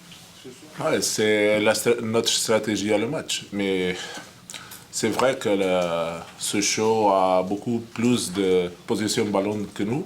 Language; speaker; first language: French; non-native, fluent; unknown